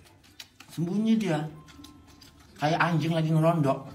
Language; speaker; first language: Indonesian; native; Indonesian